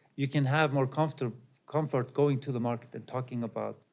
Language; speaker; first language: English; non-native, fluent; Icelandic